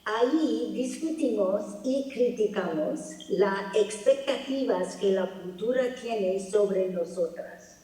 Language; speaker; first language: Spanish; non-native, fluent; English